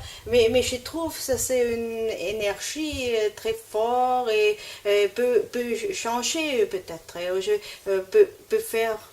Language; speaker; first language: French; non-native, learner; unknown